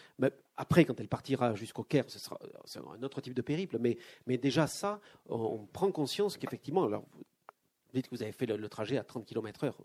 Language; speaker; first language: French; native; French